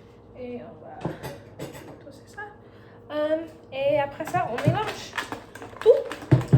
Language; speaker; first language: French; non-native, learner; English